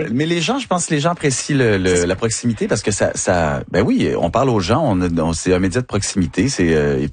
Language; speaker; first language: French; native; French